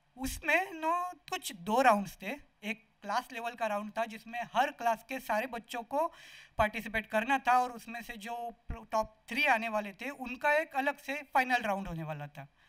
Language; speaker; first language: Hindi; non-native, local second language; Marathi